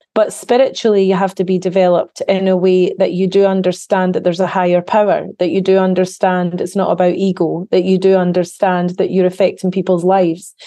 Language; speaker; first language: English; native; English